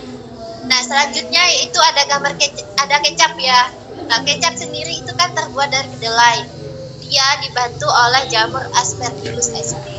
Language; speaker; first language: Indonesian; native; Indonesian